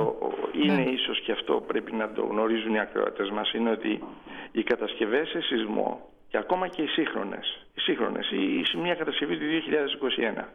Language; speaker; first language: Greek; native; Greek